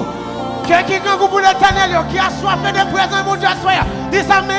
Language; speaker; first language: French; non-native, local second language; Haitian Creole